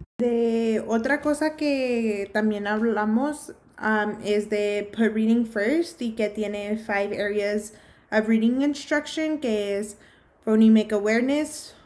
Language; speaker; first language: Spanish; early bilingual, heritage; Spanish